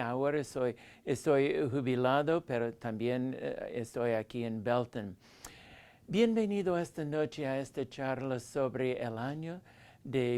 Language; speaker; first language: Spanish; non-native, fluent; English